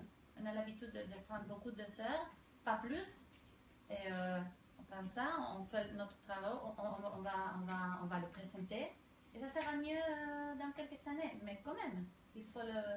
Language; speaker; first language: French; non-native, fluent; Spanish